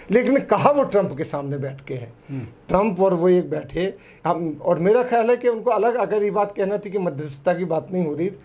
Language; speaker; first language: Urdu; native; Urdu